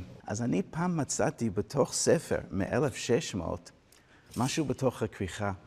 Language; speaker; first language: Hebrew; non-native, fluent; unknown